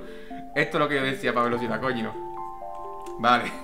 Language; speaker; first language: Spanish; native; Spanish